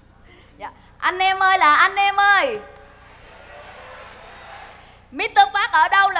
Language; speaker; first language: Vietnamese; native; Vietnamese